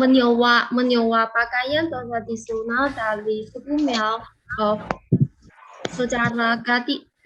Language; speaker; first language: Indonesian; non-native, fluent; Chinese